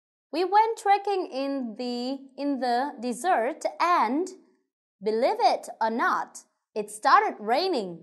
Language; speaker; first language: English; non-native, fluent; Vietnamese